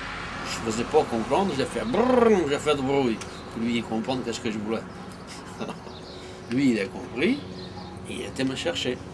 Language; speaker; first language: French; non-native, fluent; Portuguese